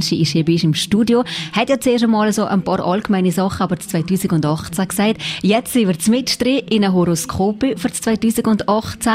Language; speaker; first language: German; native; German